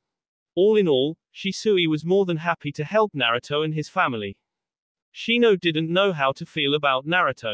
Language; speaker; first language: English; native; English